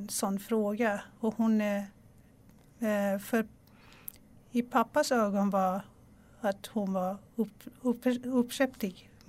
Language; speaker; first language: Swedish; non-native, fluent; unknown